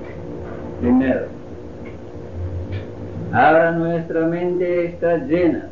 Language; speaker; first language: Spanish; non-native, fluent; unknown